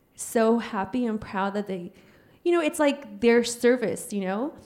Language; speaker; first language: English; early bilingual, other home language; Spanish